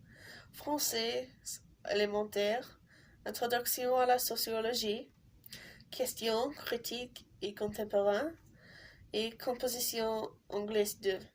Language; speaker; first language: French; non-native, learner; English